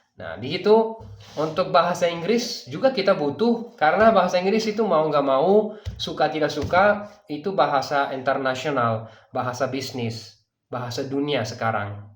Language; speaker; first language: Indonesian; non-native, fluent; Persian